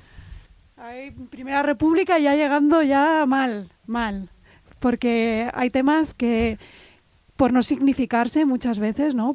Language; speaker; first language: Spanish; native; Spanish